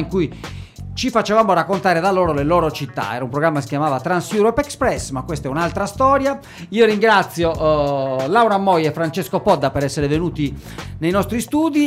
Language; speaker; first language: Italian; native; Italian